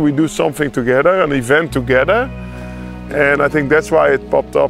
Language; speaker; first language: English; non-native, fluent; Dutch